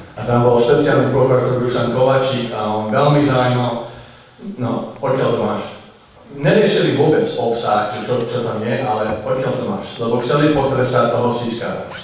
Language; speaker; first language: Slovak; non-native, fluent; English